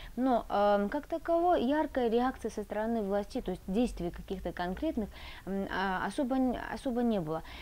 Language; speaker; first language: Russian; non-native, fluent; Azerbaijani